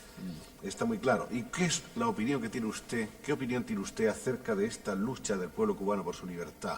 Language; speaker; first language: Spanish; native; Spanish